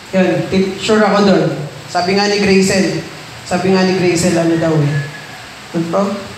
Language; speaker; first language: Filipino; non-native, local second language; Iloko